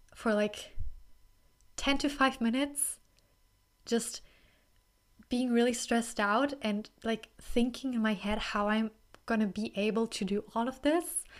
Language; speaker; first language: English; non-native, fluent; German